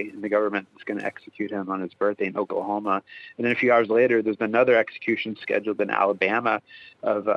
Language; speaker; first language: English; native; English